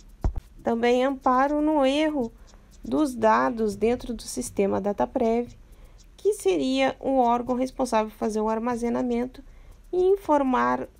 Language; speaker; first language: Portuguese; native; Portuguese